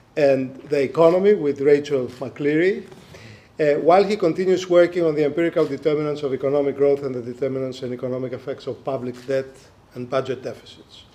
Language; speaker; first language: English; non-native, fluent; Greek